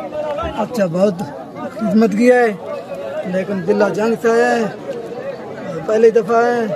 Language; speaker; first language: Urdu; non-native, local second language; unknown